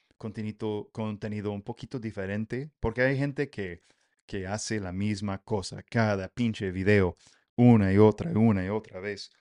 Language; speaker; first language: Spanish; non-native, fluent; English